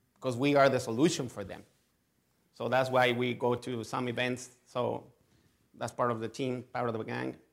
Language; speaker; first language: English; non-native, fluent; Spanish